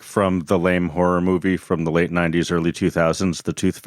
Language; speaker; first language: English; native; English